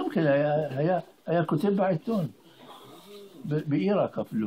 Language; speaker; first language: Hebrew; non-native, fluent; Arabic